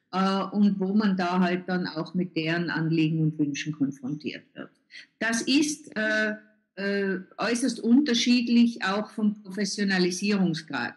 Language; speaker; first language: German; native; German